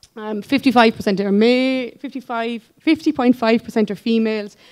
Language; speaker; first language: English; native; English